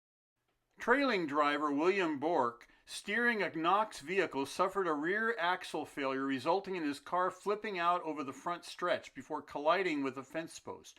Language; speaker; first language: English; native; English